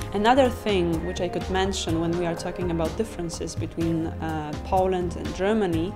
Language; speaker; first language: English; non-native, fluent; Polish